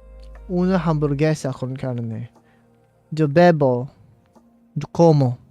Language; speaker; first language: Spanish; non-native, learner; English